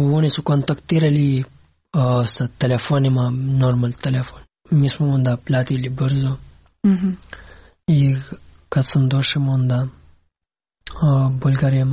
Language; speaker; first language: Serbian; non-native, learner; Pashto